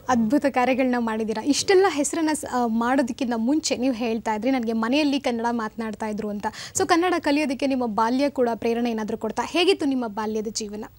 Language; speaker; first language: Kannada; native; Kannada